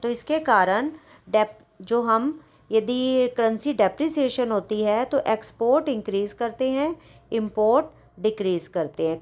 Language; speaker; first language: Hindi; non-native, local second language; Punjabi